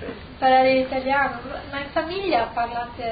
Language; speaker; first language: Italian; native; Italian